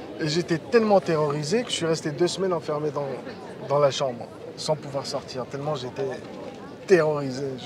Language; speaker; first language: French; early bilingual, other home language; Riffian